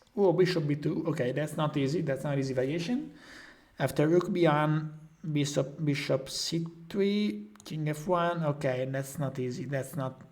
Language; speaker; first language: English; non-native, fluent; Italian